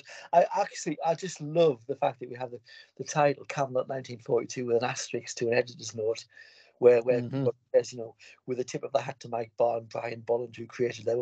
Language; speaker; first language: English; native; English